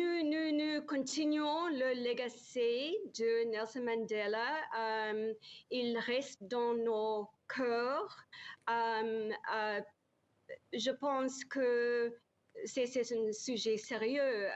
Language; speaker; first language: French; non-native, learner; English